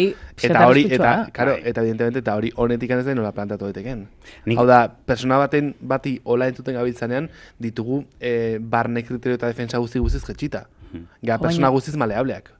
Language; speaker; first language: Basque; native; Basque